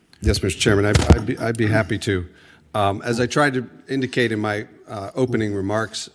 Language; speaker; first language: English; native; English